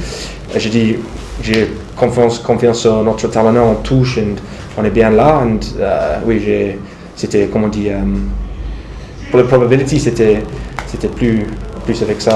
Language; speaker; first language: French; non-native, fluent; English